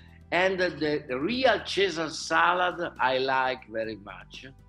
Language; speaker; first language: English; non-native, learner; Italian